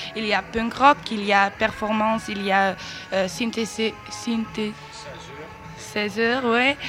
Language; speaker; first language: French; non-native, learner; Dutch